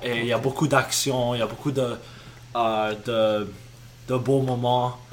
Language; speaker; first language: French; non-native, local second language; English